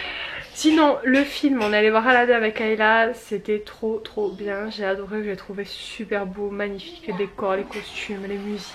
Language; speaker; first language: French; native; French